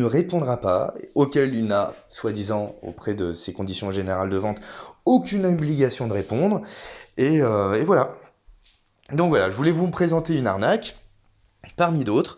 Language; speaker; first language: French; native; French